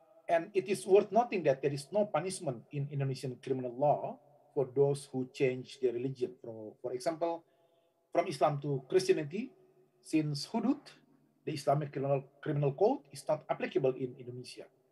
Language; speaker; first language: English; non-native, fluent; Indonesian